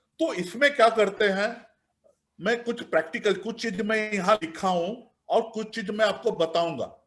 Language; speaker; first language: Hindi; non-native, local second language; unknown